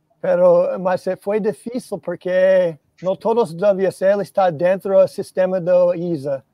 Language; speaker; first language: Portuguese; non-native, fluent; English